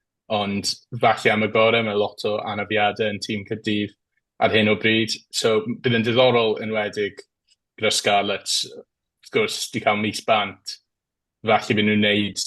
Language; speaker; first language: Welsh; native; Welsh